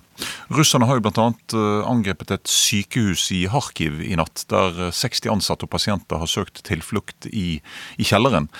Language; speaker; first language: Norwegian; native; Norwegian